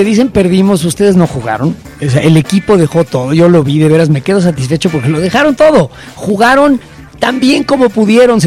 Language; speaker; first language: Spanish; native; Spanish